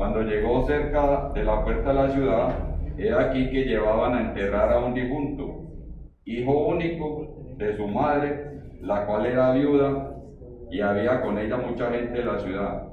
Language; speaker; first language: Spanish; native; Spanish